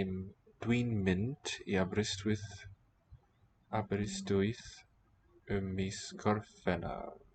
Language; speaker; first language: Welsh; non-native, learner; English